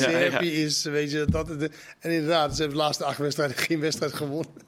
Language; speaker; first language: Dutch; non-native, fluent; Danish